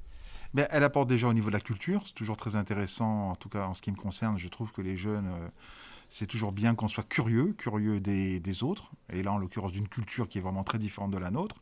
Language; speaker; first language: French; native; French